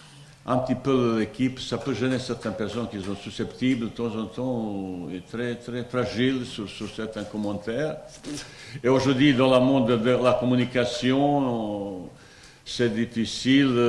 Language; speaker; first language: French; non-native, fluent; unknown